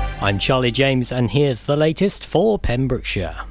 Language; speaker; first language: English; native; English